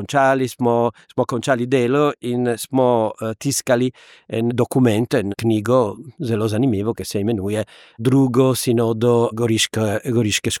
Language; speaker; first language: Slovenian; non-native, learner; Italian